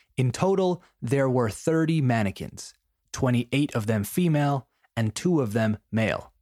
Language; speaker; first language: English; non-native, fluent; Spanish